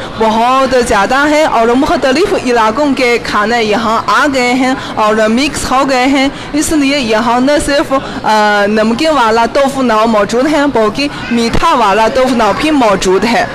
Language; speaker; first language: Hindi; non-native, fluent; Chinese